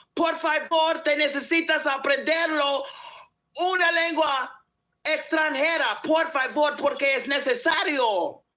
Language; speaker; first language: Spanish; non-native, learner; English